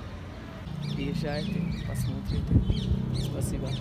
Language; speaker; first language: Russian; non-native, learner; Bangla